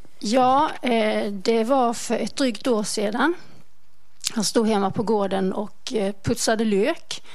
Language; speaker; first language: Swedish; native; Swedish